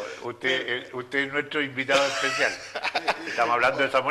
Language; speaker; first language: Spanish; native; Spanish